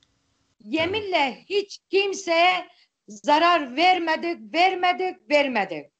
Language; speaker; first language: Turkish; non-native, local second language; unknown